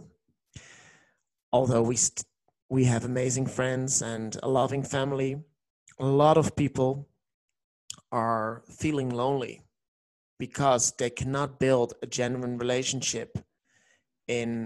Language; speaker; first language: English; non-native, fluent; Dutch